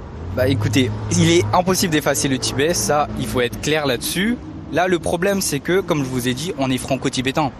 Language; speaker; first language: French; early bilingual, other home language; Tibetan